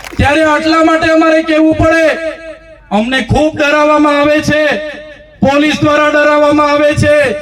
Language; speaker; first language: Gujarati; non-native, local second language; Vasavi